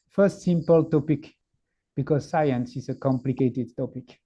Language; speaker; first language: English; non-native, fluent; French